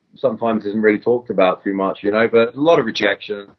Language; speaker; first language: English; native; English